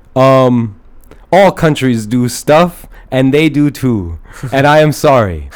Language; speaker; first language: English; early bilingual, other home language; Persian